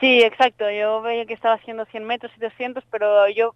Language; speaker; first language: Spanish; native; Spanish